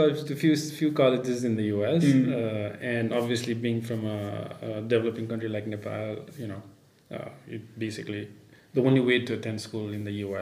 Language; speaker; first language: English; non-native, local second language; Nepali